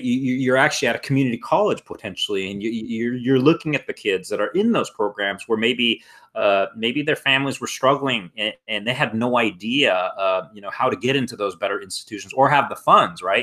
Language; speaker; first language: English; native; English